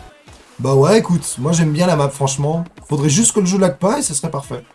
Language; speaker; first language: French; native; French